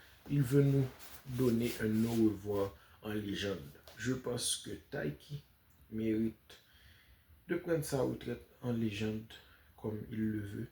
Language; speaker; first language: French; non-native, local second language; Haitian Creole